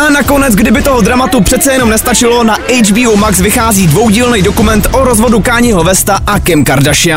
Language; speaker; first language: Czech; native; Czech